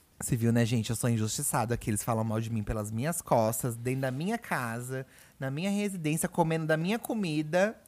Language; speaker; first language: Portuguese; native; Portuguese